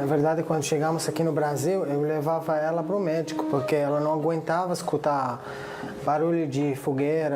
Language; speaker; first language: Portuguese; early bilingual, other home language; Arabic